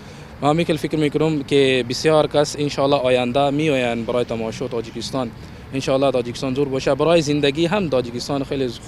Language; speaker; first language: Persian; non-native, learner; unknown